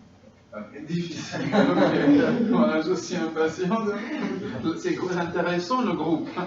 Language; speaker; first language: French; non-native, fluent; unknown